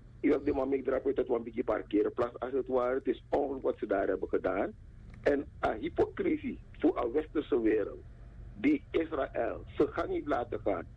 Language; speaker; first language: Dutch; native; Dutch